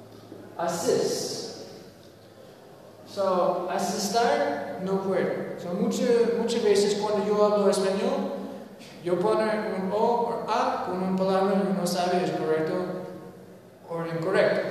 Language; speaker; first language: Spanish; non-native, learner; English